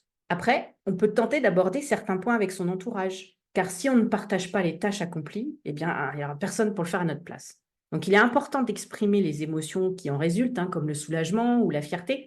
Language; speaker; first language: French; native; French